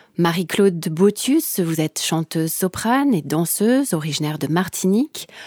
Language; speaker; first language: French; native; French